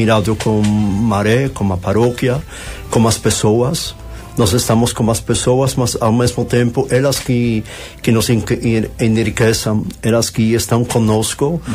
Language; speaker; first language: Portuguese; non-native, fluent; Polish